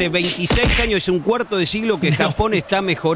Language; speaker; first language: Spanish; native; Spanish